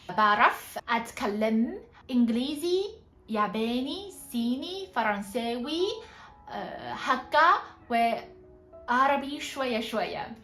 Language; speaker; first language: Arabic; non-native, learner; Chinese